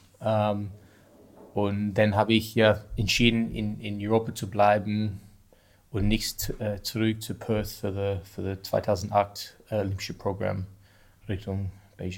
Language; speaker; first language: German; non-native, learner; English